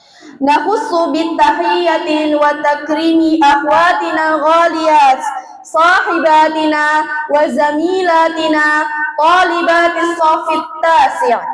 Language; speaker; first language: Arabic; non-native, learner; Indonesian